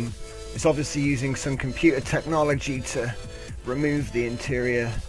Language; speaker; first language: English; native; English